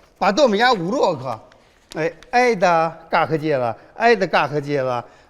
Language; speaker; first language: Russian; non-native, learner; Chinese